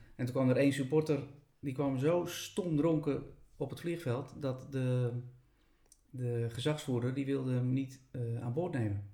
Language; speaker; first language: Dutch; native; Dutch